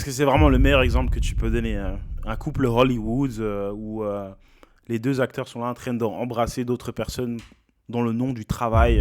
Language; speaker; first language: French; native; French